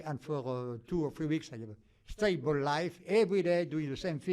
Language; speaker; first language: English; non-native, fluent; French